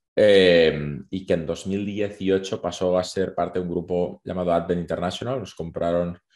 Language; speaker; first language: Spanish; native; Spanish